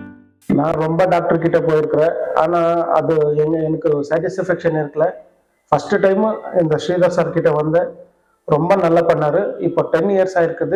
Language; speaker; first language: Tamil; non-native, local second language; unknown